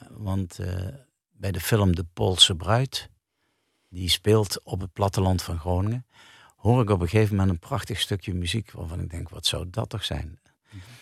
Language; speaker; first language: Dutch; native; Dutch